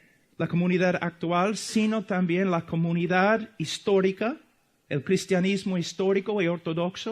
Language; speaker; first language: Spanish; non-native, fluent; English